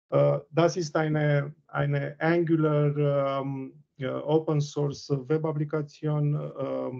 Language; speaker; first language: German; non-native, learner; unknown